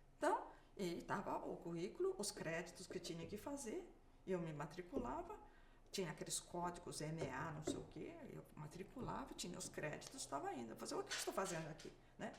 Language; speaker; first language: Portuguese; early bilingual, other home language; Japanese